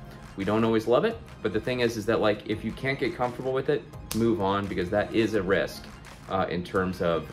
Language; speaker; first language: English; native; English